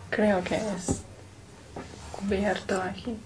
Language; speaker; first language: Spanish; non-native, learner; English